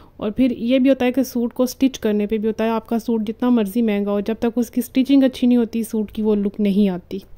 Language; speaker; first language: Urdu; native; Urdu